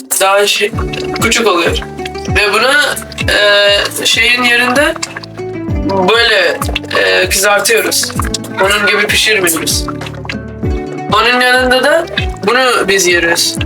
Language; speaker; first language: Turkish; non-native, fluent; Urdu